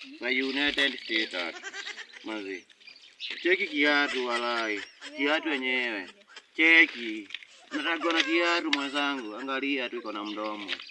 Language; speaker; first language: Swahili; native; Swahili